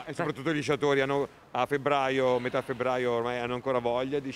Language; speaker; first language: Italian; native; Italian